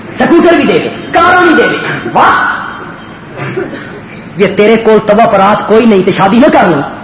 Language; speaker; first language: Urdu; non-native, local second language; Punjabi